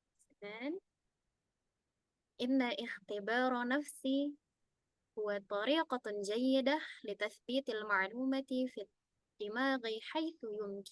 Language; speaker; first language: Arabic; non-native, learner; Indonesian